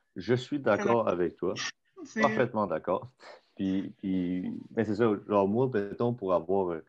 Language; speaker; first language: French; native; French